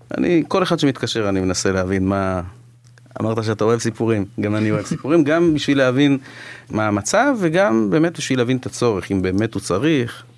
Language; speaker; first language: Hebrew; native; Hebrew